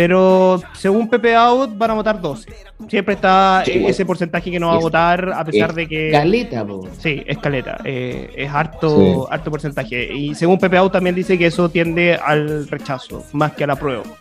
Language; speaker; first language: Spanish; native; Spanish